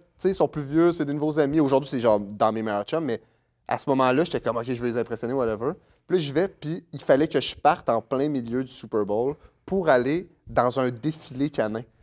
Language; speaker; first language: French; native; French